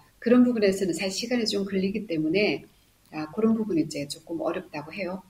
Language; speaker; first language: Korean; native; Korean